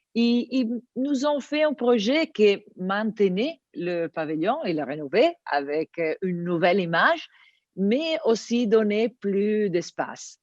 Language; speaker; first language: French; non-native, learner; Italian